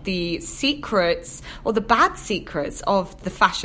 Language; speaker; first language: English; native; English